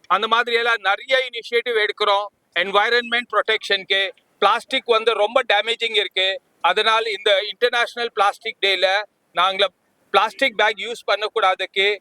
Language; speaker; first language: Tamil; non-native, local second language; Hindi